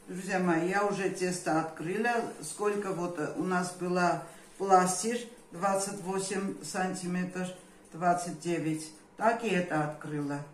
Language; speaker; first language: Russian; non-native, local second language; Armenian